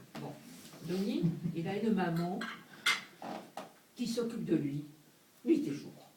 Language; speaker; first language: French; native; French